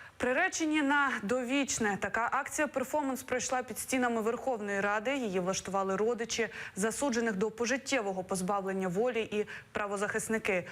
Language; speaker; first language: Ukrainian; native; Ukrainian